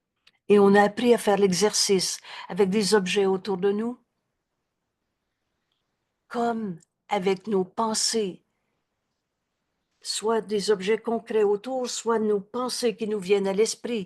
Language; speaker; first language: French; native; French